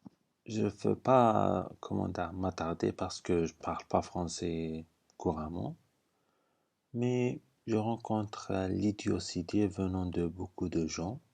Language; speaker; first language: French; non-native, fluent; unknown